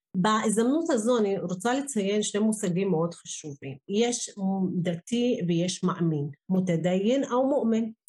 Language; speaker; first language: Hebrew; non-native, local second language; Arabic